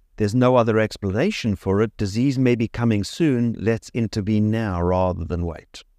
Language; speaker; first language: English; native; English